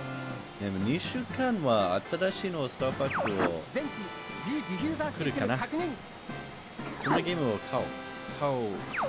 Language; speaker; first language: Japanese; non-native, learner; English